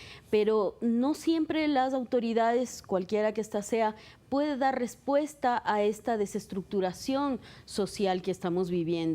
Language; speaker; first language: Spanish; native; Spanish